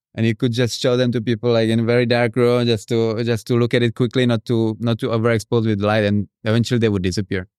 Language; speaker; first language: English; non-native, fluent; Czech